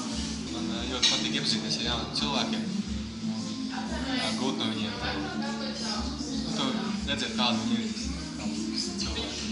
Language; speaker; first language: Latvian; non-native, learner; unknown